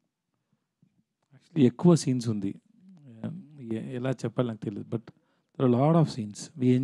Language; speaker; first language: Telugu; non-native, learner; Tamil